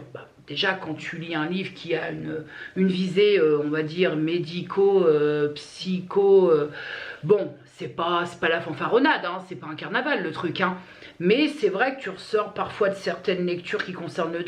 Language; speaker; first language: French; native; French